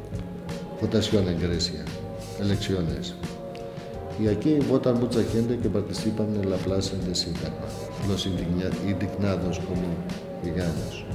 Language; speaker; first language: Spanish; non-native, learner; Greek